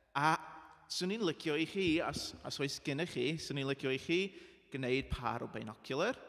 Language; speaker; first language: Welsh; non-native, local second language; English